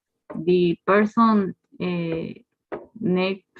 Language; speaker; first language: English; non-native, learner; Spanish